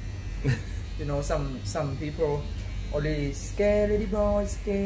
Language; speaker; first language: English; non-native, learner; Thai